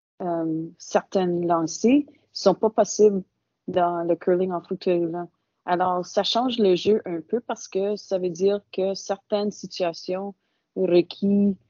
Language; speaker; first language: French; non-native, local second language; English